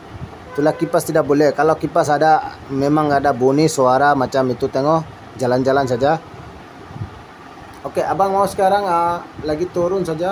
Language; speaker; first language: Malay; non-native, learner; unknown